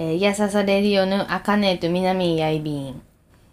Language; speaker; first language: English; non-native, fluent; Japanese